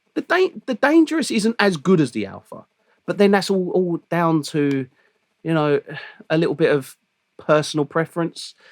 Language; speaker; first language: English; native; English